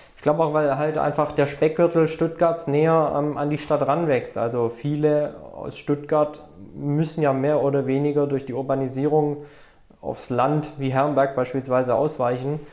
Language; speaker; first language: German; native; German